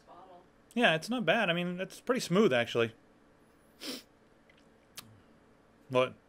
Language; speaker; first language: English; native; English